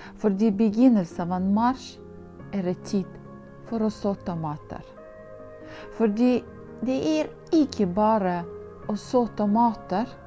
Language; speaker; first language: Norwegian; non-native, fluent; Ukrainian